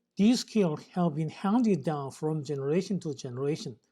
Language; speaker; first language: English; non-native, fluent; Korean